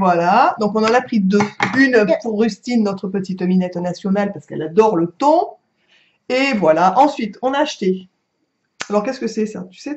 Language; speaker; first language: French; native; French